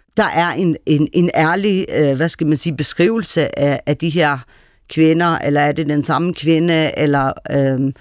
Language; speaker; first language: Danish; early bilingual, other home language; Persian